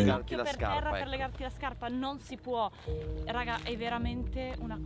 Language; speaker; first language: Italian; native; Italian